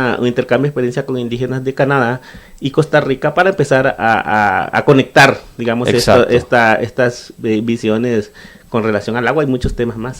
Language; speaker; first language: Spanish; non-native, local second language; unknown